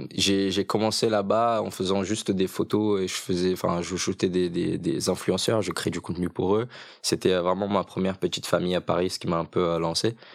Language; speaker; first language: French; early bilingual, other home language; Portuguese